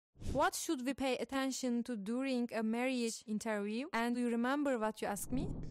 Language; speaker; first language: English; non-native, learner; Turkish